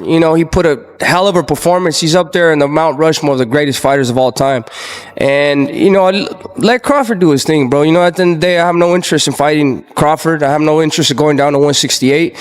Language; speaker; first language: English; native; English